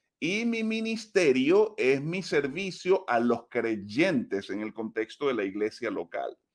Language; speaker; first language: Spanish; native; Spanish